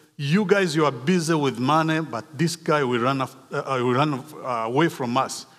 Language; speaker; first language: English; non-native, local second language; Kinyarwanda